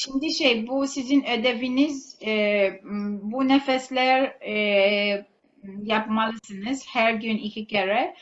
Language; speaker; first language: Turkish; non-native, fluent; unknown